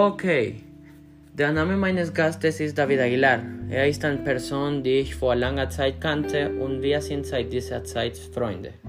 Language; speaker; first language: German; non-native, learner; Spanish